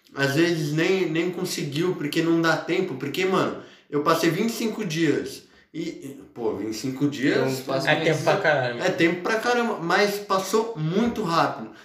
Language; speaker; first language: Portuguese; native; Portuguese